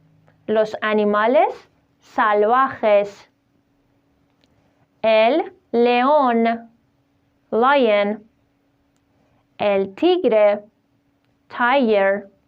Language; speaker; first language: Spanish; non-native, fluent; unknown